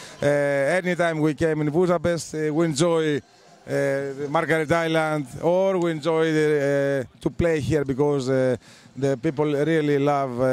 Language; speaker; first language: English; non-native, learner; Greek